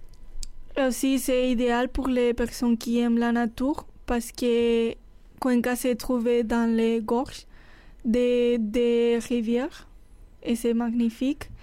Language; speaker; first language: French; non-native, learner; Spanish